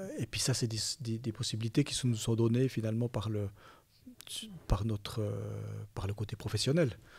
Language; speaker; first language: French; native; French